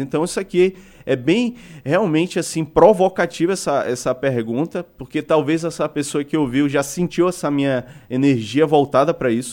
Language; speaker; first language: Portuguese; native; Portuguese